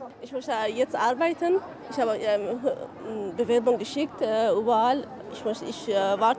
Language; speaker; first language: German; non-native, learner; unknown